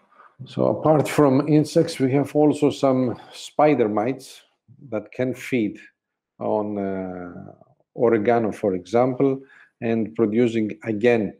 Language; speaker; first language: English; non-native, fluent; Greek